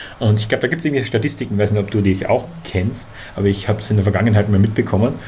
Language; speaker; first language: German; native; German